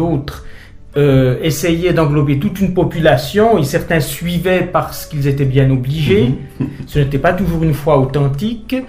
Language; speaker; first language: French; native; French